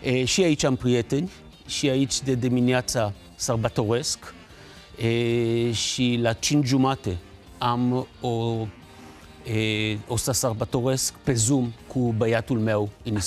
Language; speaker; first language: Romanian; non-native, fluent; Hebrew